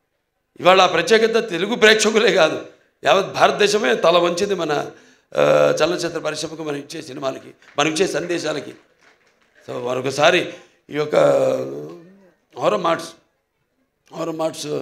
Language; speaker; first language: Telugu; native; Telugu